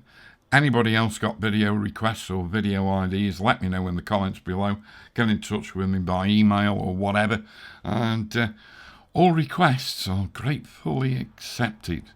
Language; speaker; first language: English; native; English